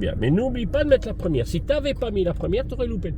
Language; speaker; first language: French; native; French